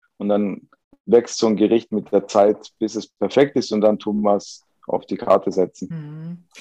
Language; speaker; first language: German; early bilingual, other home language; Italian